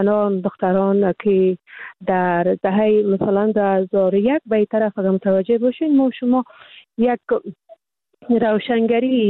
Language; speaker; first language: Persian; native; Persian